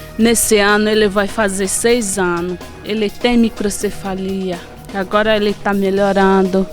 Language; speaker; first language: Portuguese; non-native, local second language; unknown